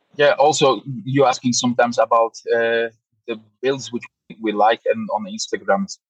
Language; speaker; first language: English; non-native, fluent; Polish